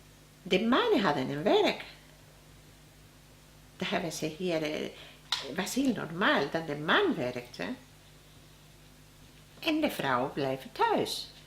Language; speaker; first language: Dutch; non-native, learner; Spanish